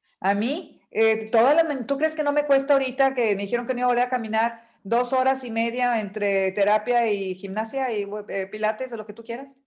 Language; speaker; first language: Spanish; native; Spanish